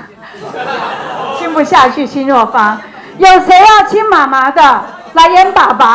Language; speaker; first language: Chinese; native; Chinese